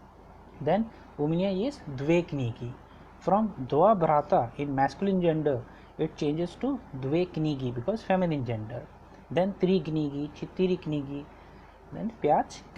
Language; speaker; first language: Russian; non-native, fluent; Hindi